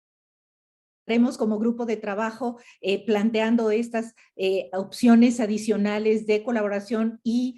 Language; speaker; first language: Spanish; native; Spanish